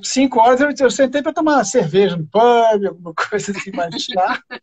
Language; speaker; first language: Portuguese; native; Portuguese